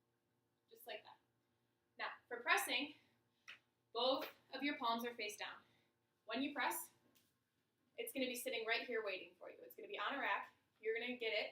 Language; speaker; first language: English; native; English